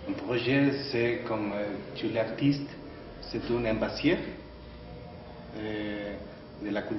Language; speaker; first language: French; non-native, learner; Spanish